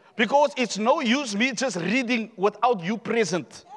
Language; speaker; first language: English; non-native, local second language; Afrikaans